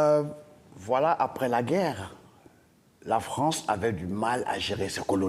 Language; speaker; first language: French; non-native, local second language; Dyula